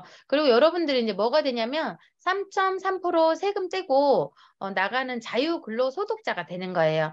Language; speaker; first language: Korean; native; Korean